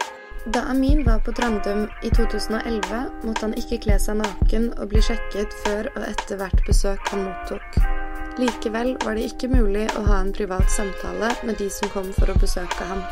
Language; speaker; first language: Norwegian; native; Norwegian